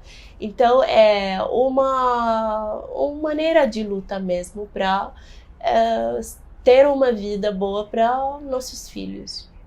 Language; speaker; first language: Portuguese; non-native, fluent; Arabic